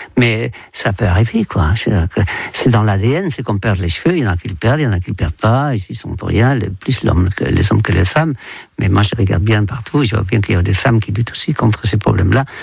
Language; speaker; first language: French; non-native, fluent; Dutch